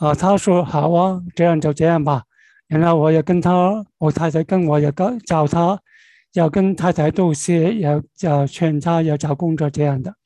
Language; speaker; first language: Chinese; non-native, local second language; Cantonese